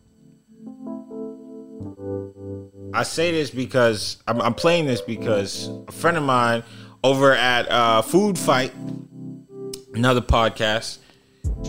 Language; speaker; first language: English; native; English